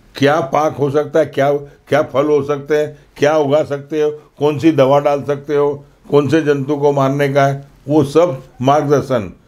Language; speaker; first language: Hindi; non-native, local second language; Gujarati